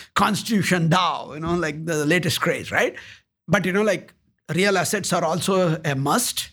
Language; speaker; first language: English; non-native, local second language; Kannada